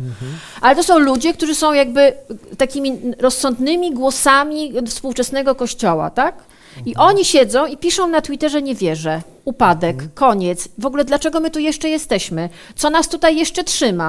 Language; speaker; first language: Polish; native; Polish